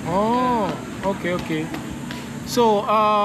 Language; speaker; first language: English; non-native, learner; French